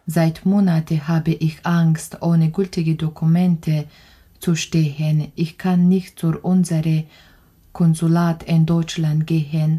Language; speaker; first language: German; non-native, learner; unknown